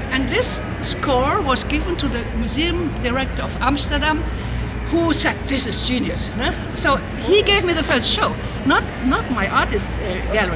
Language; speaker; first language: English; non-native, fluent; German